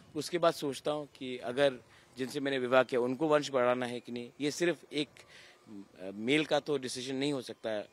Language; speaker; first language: Hindi; non-native, local second language; Kok Borok